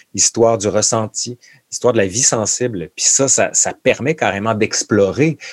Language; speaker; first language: French; native; French